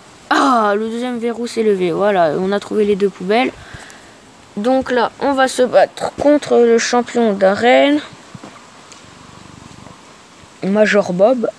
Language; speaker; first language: French; native; French